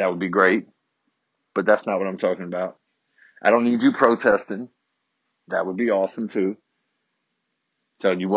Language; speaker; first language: English; native; English